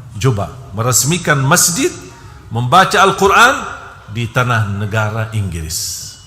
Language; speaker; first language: Indonesian; non-native, fluent; Arabic